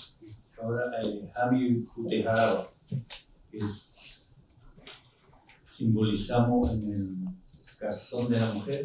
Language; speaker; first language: Spanish; non-native, local second language; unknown